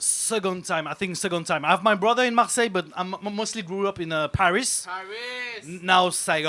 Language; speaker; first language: English; non-native, fluent; Vietnamese